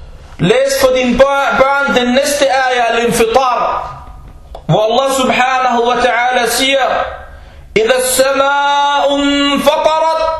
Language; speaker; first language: Danish; early bilingual, other home language; Arabic